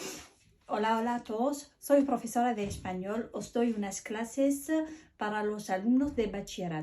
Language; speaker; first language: Spanish; non-native, fluent; Arabic